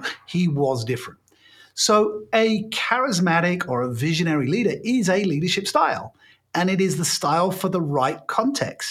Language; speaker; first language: English; native; English